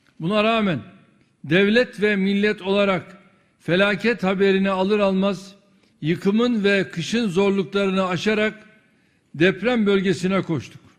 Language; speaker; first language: Turkish; native; Turkish